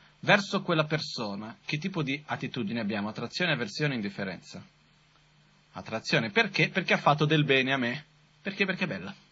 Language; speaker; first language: Italian; non-native, fluent; Portuguese